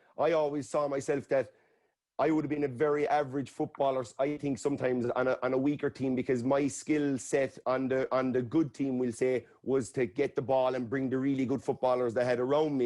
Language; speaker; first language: English; native; English